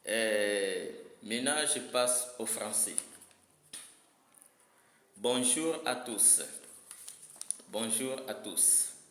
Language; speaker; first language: French; non-native, learner; Lingala